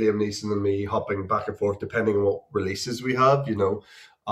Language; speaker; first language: English; native; English